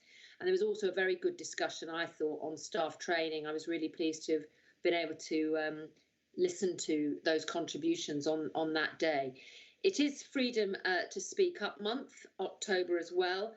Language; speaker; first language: English; native; English